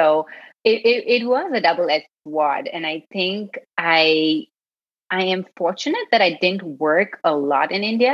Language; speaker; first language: English; non-native, local second language; Gujarati